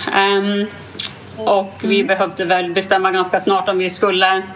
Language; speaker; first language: Swedish; native; Swedish